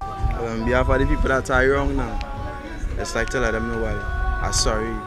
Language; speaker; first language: English; native; English